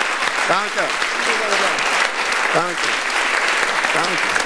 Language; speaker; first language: German; non-native, learner; English